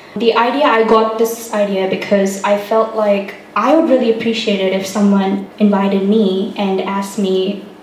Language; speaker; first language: English; non-native, local second language; Hindi